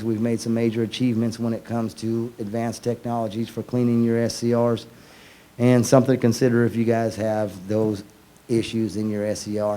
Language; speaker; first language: English; native; English